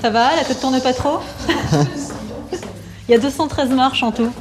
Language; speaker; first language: French; native; French